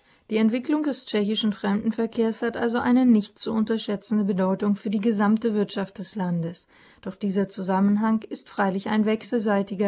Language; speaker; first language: German; native; German